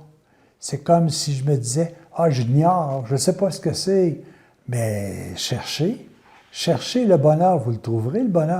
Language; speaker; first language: French; native; French